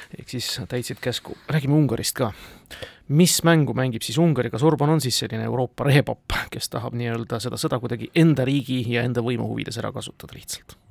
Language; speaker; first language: Estonian; native; Estonian